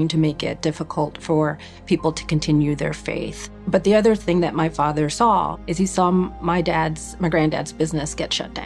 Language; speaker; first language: English; native; English